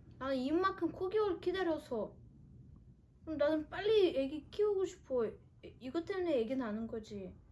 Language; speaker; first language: Korean; non-native, fluent; Russian